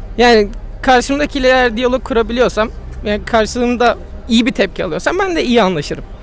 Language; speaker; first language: Turkish; native; Turkish